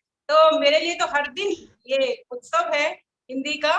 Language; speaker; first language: Hindi; native; Hindi